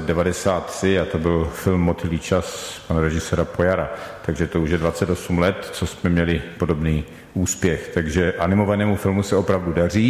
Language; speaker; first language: Czech; native; Czech